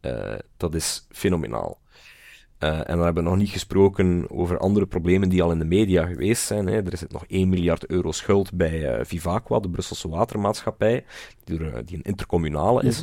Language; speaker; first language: Dutch; native; Dutch